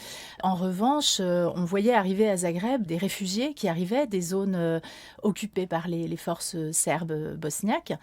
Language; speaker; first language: French; native; French